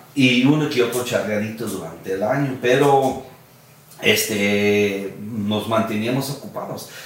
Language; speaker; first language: Spanish; early bilingual, heritage; Spanish